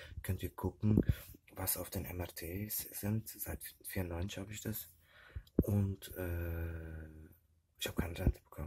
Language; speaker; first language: German; early bilingual, other home language; Turkish